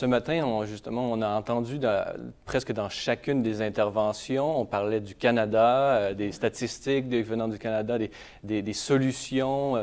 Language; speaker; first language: French; native; French